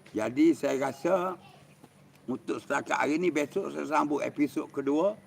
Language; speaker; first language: Malay; native; Malay